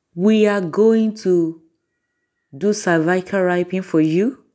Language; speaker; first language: English; non-native, local second language; Yoruba